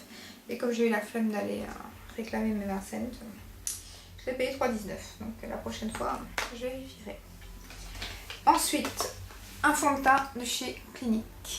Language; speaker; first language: French; native; French